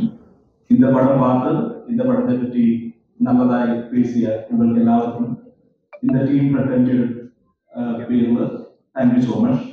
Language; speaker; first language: Tamil; non-native, learner; Malayalam